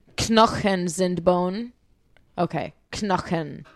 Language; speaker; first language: German; non-native, learner; English